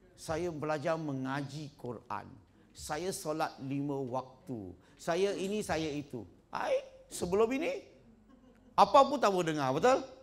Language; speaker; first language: Malay; non-native, local second language; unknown